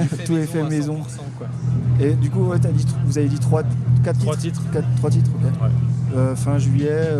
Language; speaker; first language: French; native; French